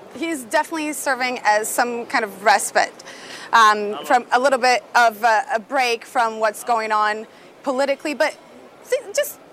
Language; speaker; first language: English; non-native, fluent; Portuguese